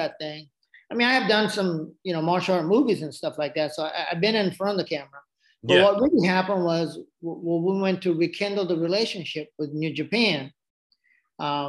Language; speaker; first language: English; non-native, fluent; Japanese